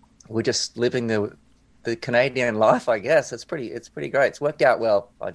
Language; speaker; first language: English; native; English